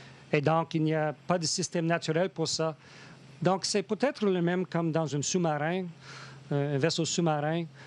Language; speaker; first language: French; non-native, fluent; English